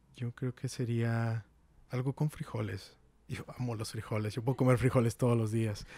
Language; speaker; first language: Spanish; native; Spanish